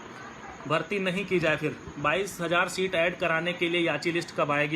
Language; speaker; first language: Hindi; native; Hindi